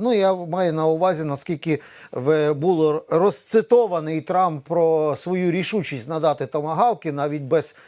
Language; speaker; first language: Ukrainian; native; Ukrainian